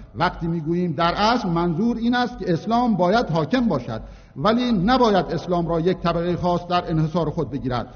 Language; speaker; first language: Persian; non-native, local second language; Azerbaijani